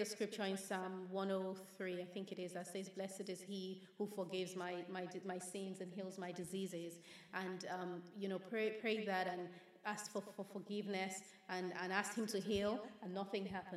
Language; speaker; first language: English; non-native, local second language; Yoruba